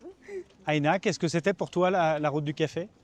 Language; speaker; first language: French; native; French